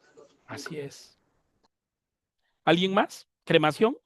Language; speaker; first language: Spanish; native; Spanish